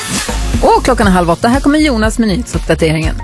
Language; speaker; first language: Swedish; native; Swedish